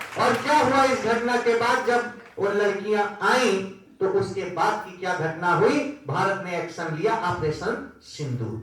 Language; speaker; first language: Hindi; native; Hindi